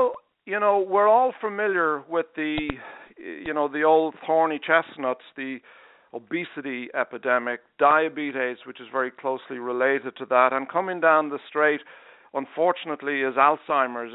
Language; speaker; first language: English; native; English